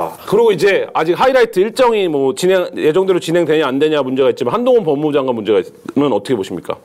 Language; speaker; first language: Korean; native; Korean